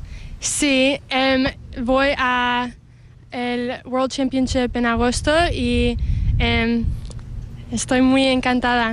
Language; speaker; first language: Spanish; early bilingual, heritage; English